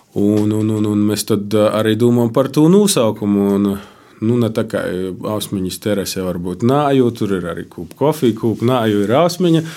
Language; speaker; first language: Latvian; native; Latvian